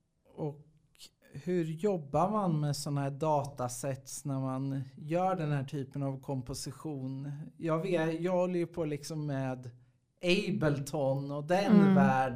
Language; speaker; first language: Swedish; native; Swedish